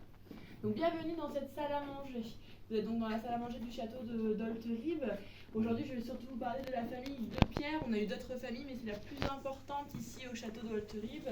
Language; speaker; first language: French; native; French